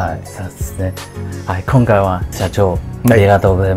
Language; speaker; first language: Japanese; non-native, learner; Chinese